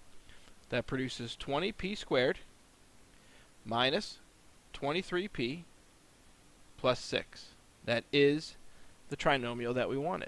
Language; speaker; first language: English; native; English